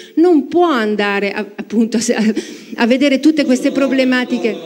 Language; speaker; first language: Italian; native; Italian